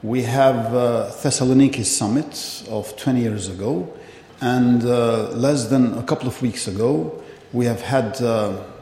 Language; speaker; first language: English; non-native, fluent; Albanian